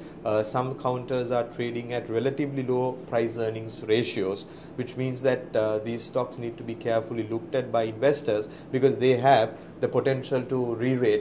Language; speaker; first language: English; non-native, local second language; Sinhala